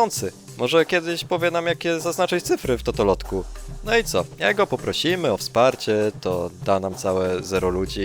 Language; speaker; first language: Polish; native; Polish